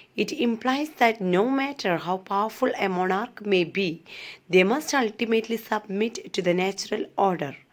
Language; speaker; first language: English; non-native, local second language; Malayalam